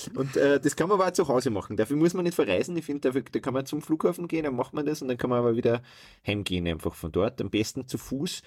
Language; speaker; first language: German; native; German